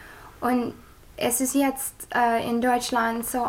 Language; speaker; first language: German; non-native, learner; English